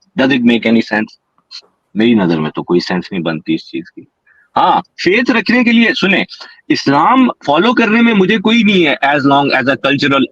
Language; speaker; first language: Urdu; non-native, local second language; Punjabi